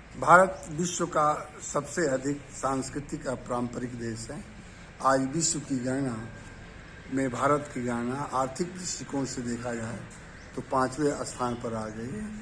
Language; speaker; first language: Hindi; native; Hindi